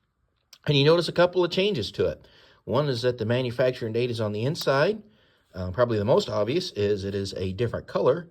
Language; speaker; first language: English; native; English